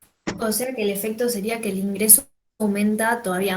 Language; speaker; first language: Spanish; native; Spanish